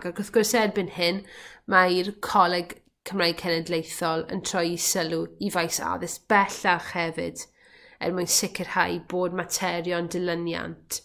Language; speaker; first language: Welsh; native; Welsh